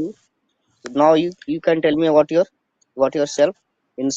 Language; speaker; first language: English; non-native, learner; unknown